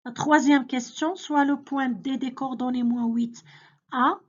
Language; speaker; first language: French; non-native, local second language; Arabic